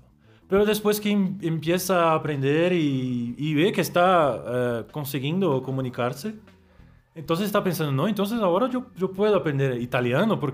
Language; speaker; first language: Spanish; non-native, fluent; Portuguese